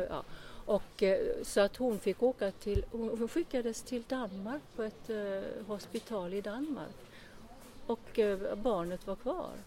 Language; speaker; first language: Swedish; early bilingual, other home language; Estonian